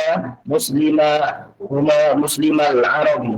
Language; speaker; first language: Arabic; non-native, learner; Indonesian